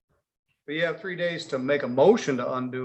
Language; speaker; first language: English; native; English